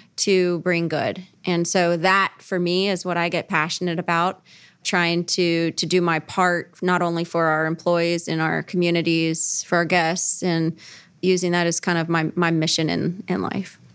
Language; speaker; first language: English; native; English